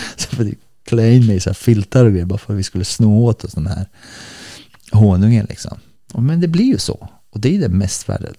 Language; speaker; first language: Swedish; early bilingual, other home language; Bosnian